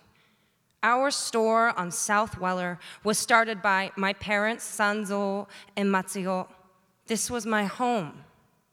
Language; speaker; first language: English; native; English